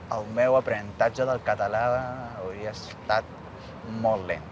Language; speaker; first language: Catalan; non-native, fluent; Spanish